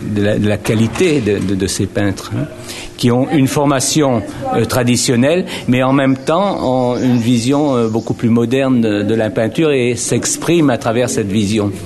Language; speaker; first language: French; native; French